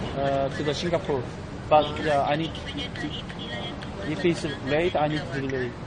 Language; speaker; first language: English; non-native, learner; Korean